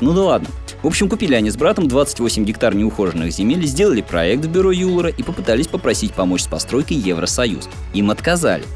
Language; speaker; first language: Russian; native; Russian